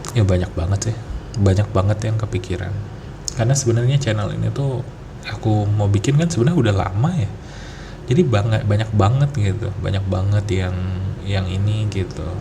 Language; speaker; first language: Indonesian; non-native, local second language; Malay